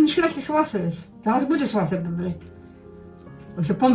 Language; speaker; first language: German; native; German